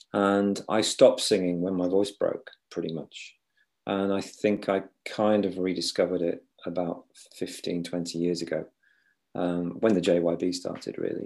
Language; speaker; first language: English; native; English